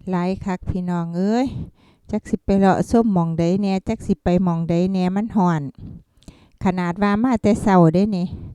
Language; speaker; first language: Thai; native; Thai